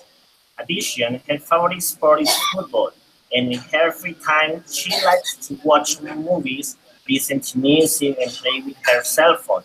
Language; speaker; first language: English; non-native, learner; Spanish